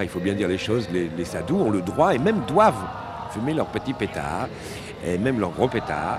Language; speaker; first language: French; native; French